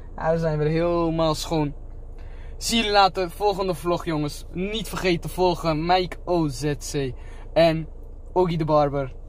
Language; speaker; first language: Dutch; early bilingual, other home language; Turkish